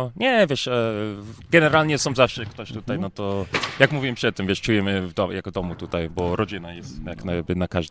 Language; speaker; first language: Polish; early bilingual, heritage; English